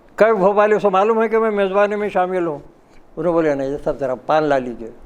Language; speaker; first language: Urdu; native; Urdu